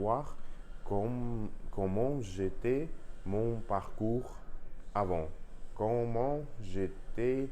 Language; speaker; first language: French; non-native, learner; Russian